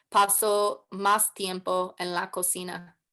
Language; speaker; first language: Spanish; non-native, learner; English